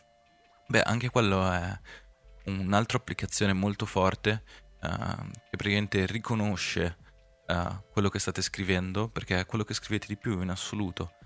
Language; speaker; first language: Italian; native; Italian